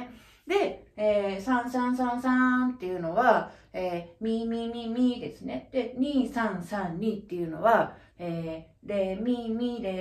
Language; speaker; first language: Japanese; native; Japanese